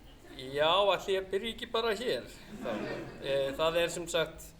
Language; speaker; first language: Icelandic; non-native, fluent; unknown